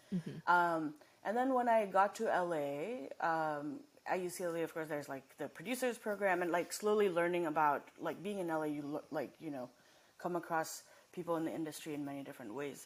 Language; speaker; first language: English; non-native, local second language; Nepali